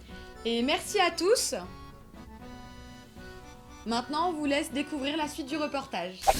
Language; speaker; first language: French; native; French